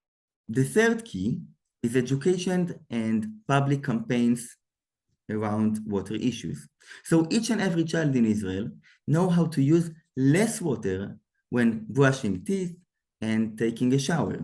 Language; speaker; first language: English; non-native, fluent; Hebrew